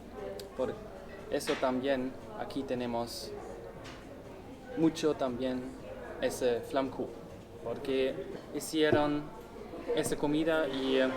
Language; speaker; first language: Spanish; non-native, learner; German